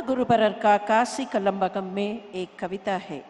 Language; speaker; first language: Hindi; non-native, local second language; Tamil